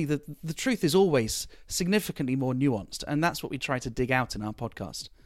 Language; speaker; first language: English; native; English